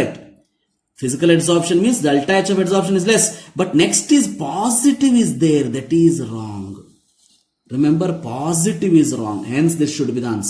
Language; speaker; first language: English; non-native, local second language; Kannada